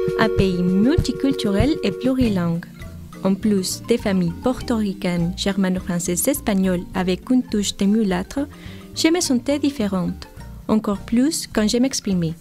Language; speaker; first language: French; non-native, fluent; Spanish